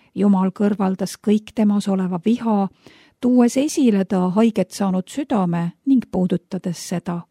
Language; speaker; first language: Estonian; native; Estonian